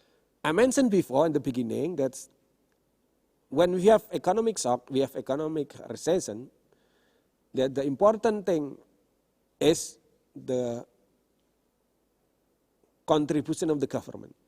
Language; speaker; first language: English; non-native, fluent; Indonesian